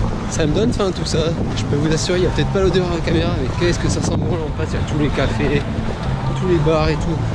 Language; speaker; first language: French; native; French